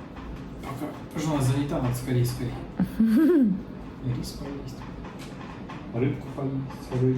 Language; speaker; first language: Russian; native; Russian